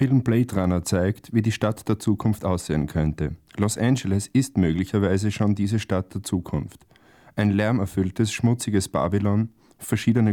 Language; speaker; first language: German; native; German